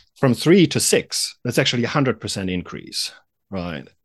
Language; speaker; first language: English; non-native, fluent; German